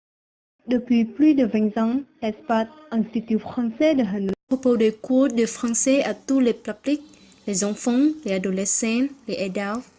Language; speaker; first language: French; non-native, learner; Vietnamese